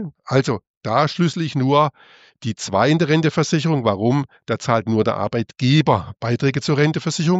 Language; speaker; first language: German; native; German